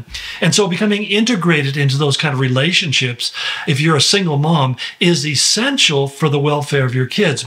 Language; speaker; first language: English; native; English